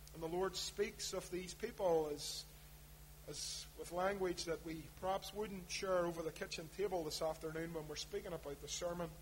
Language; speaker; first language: English; native; English